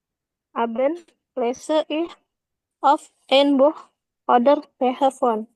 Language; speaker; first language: German; non-native, learner; Indonesian